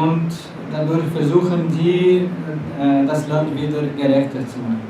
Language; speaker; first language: German; non-native, fluent; Portuguese